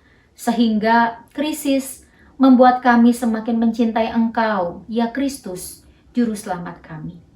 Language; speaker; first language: Indonesian; native; Indonesian